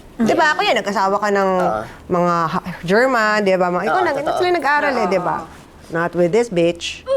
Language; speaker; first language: Filipino; native; Filipino